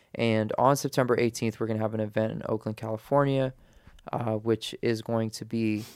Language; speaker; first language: English; native; English